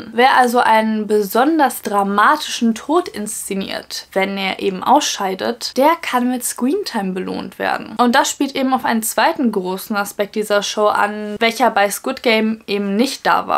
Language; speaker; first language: German; native; German